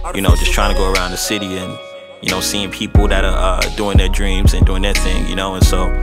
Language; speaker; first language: English; native; English